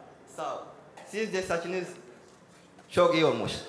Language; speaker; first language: Turkish; non-native, learner; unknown